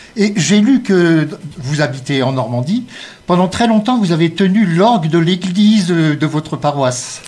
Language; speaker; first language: French; native; French